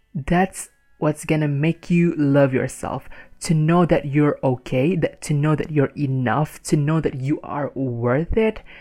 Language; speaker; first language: English; non-native, fluent; Indonesian